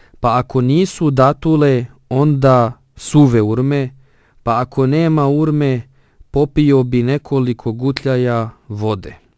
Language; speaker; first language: Bosnian; non-native, fluent; Arabic